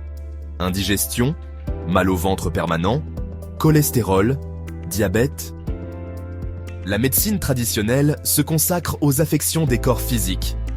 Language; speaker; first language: French; native; French